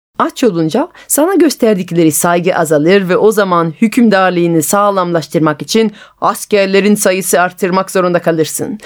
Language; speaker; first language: Turkish; non-native, fluent; French